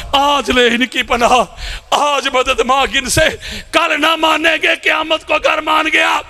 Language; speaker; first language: Urdu; non-native, local second language; Punjabi